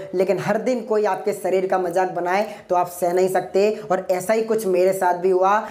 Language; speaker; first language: Hindi; non-native, local second language; Gujarati